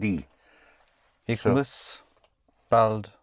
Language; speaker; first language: German; non-native, learner; English